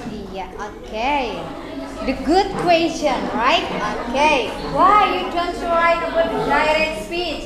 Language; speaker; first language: English; non-native, learner; Indonesian